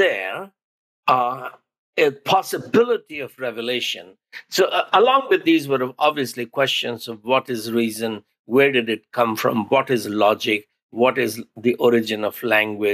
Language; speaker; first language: English; non-native, local second language; Hindi